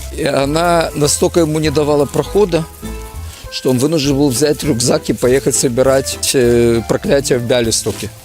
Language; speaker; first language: Russian; native; Russian